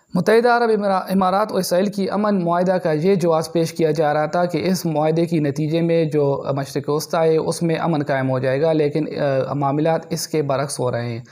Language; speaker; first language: Urdu; non-native, local second language; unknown